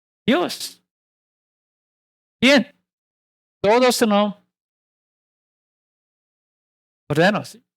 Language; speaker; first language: Spanish; non-native, learner; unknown